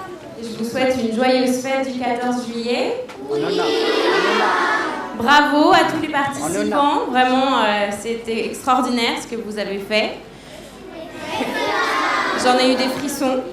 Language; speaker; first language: French; non-native, fluent; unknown